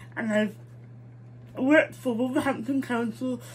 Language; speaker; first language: English; native; English